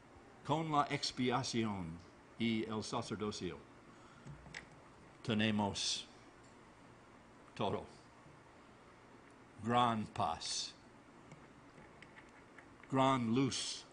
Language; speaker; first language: Spanish; non-native, learner; English